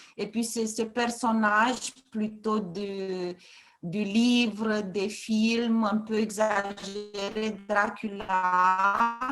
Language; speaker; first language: French; non-native, fluent; Romanian